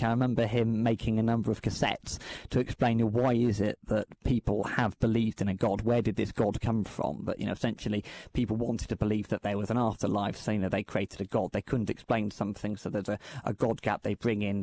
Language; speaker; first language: English; native; English